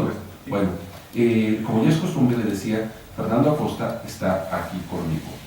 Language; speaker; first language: Spanish; native; Spanish